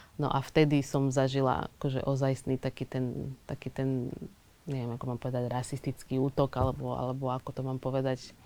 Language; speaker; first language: Slovak; early bilingual, other home language; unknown